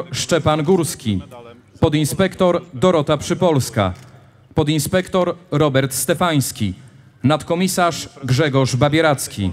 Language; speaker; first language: Polish; native; Polish